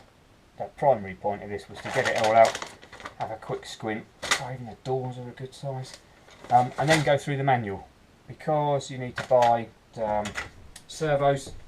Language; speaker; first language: English; native; English